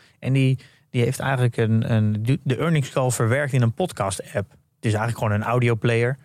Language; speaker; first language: Dutch; native; Dutch